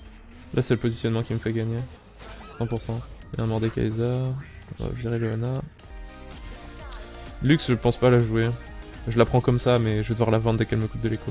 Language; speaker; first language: French; native; French